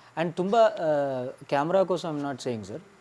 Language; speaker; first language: Telugu; non-native, local second language; Malayalam